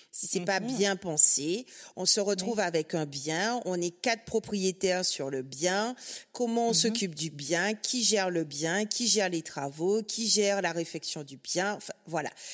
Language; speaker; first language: French; native; French